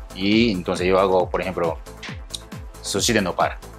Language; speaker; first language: Spanish; non-native, learner; Japanese